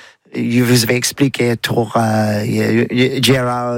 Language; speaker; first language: French; non-native, learner; English